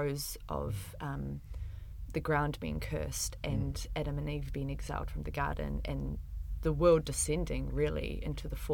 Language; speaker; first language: English; native; English